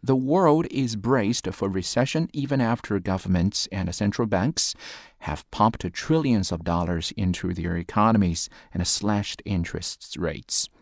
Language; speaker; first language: English; non-native, fluent; Chinese